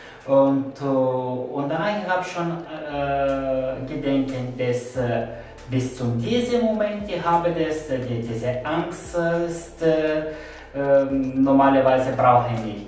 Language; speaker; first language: German; non-native, learner; Turkish